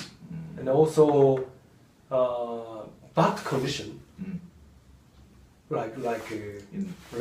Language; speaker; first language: English; non-native, learner; Japanese